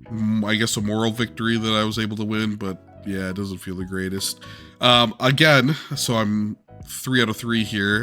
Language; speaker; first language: English; native; English